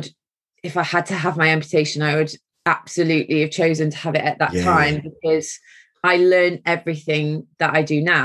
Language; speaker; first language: English; native; English